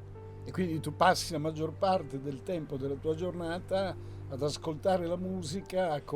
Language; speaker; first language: Italian; native; Italian